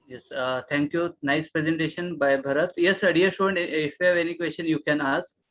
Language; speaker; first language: English; non-native, local second language; Marathi